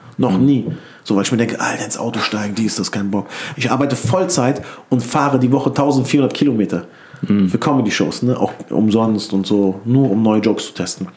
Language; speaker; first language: German; early bilingual, other home language; Turkish